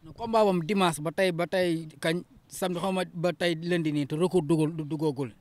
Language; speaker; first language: Wolof; native; Wolof